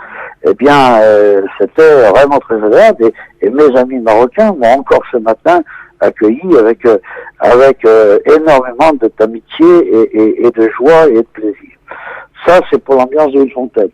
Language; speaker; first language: French; native; French